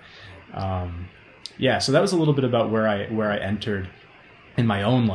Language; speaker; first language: English; native; English